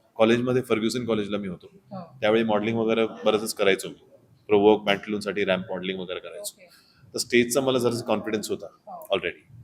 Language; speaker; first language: Marathi; non-native, local second language; Hindi